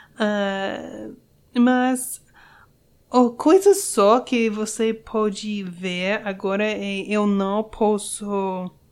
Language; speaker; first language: Portuguese; non-native, learner; English